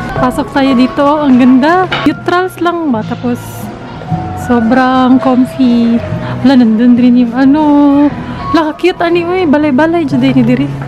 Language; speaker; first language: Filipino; non-native, local second language; Cebuano